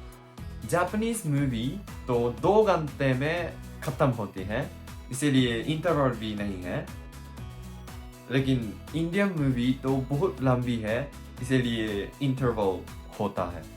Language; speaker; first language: Hindi; non-native, learner; Japanese